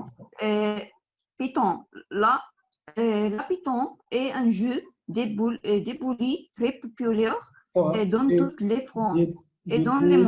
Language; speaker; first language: French; non-native, learner; Arabic